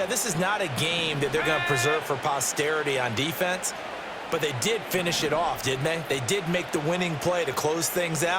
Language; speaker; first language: English; native; English